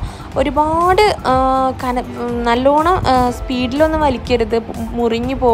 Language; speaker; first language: Malayalam; native; Malayalam